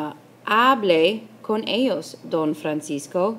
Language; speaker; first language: Spanish; non-native, fluent; English